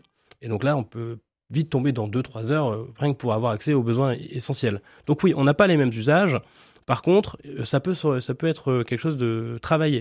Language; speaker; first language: French; native; French